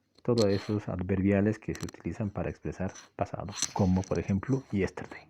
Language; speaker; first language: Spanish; non-native, local second language; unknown